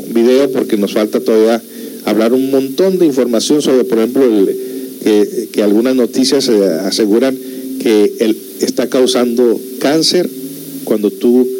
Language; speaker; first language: Spanish; early bilingual, heritage; Spanish